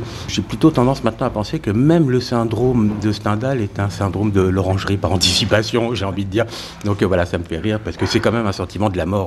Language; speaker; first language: French; native; French